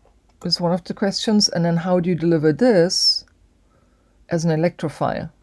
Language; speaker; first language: English; native; English